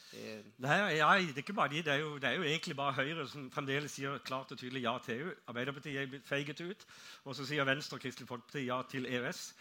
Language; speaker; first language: Norwegian; native; Norwegian